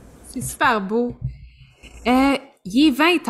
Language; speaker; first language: French; native; French